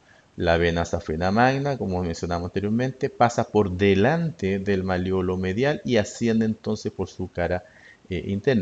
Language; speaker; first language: Spanish; native; Spanish